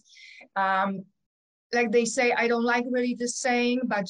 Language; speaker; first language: English; non-native, fluent; Polish